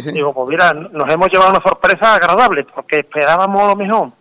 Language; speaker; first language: Spanish; native; Spanish